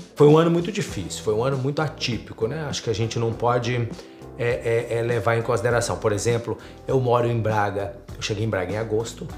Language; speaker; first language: Portuguese; native; Portuguese